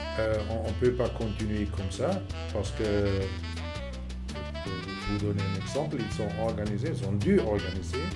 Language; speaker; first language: French; non-native, fluent; German